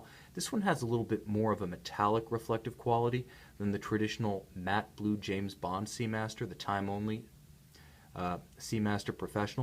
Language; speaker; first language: English; native; English